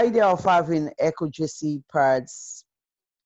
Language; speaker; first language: English; non-native, local second language; Krio